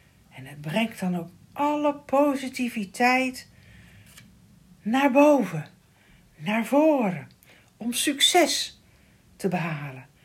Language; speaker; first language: Dutch; native; Dutch